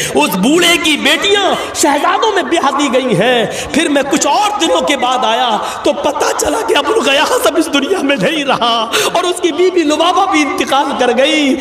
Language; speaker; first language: Urdu; native; Urdu